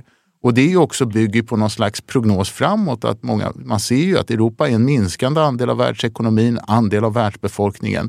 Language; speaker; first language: Swedish; native; Swedish